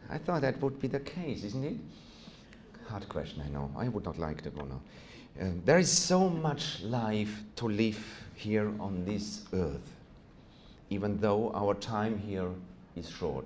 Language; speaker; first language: English; non-native, fluent; German